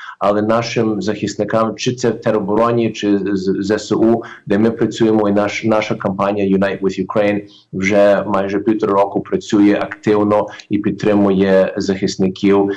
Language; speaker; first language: Ukrainian; early bilingual, heritage; Ukrainian